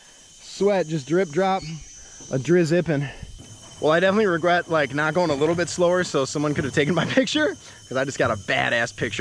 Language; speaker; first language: English; native; English